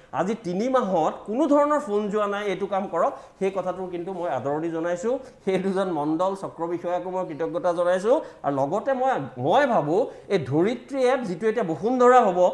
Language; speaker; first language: Assamese; native; Assamese